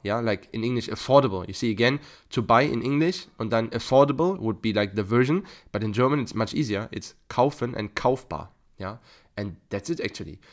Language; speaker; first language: English; non-native, fluent; German